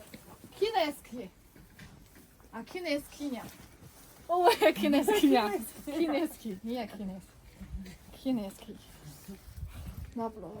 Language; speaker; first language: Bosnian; non-native, learner; Chinese